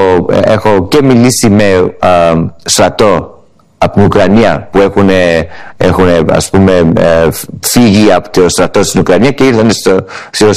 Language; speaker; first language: Greek; early bilingual, heritage; Greek